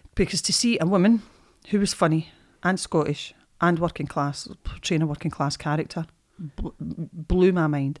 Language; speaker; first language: English; native; English